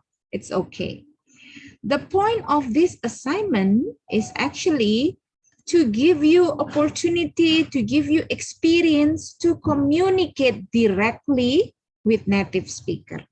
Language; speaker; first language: English; non-native, fluent; Indonesian